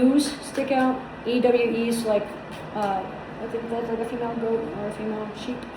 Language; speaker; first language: English; native; English